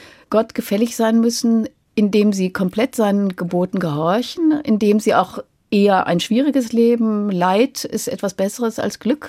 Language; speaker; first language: German; native; German